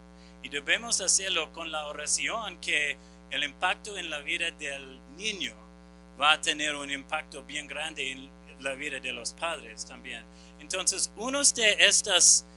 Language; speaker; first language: Spanish; non-native, fluent; English